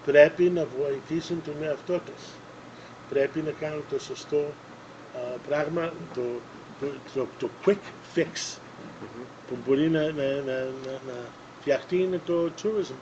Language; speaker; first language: Greek; early bilingual, other home language; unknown